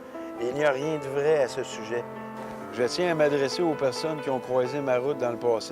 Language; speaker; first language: French; native; French